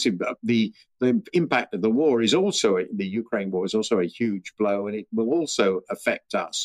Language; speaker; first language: English; native; English